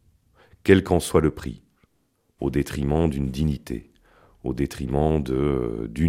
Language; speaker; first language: French; native; French